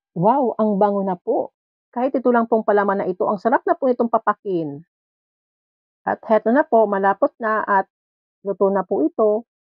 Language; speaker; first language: Filipino; non-native, local second language; Bikol